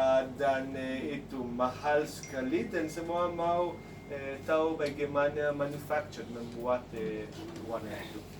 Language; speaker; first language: Indonesian; non-native, fluent; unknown